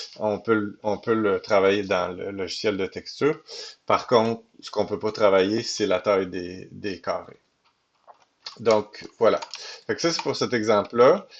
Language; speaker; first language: French; native; French